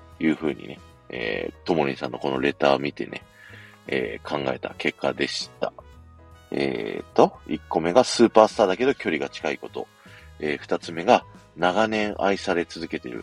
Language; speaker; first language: Japanese; native; Japanese